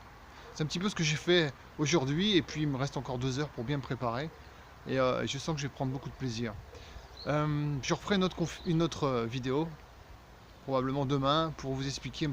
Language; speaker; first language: French; native; French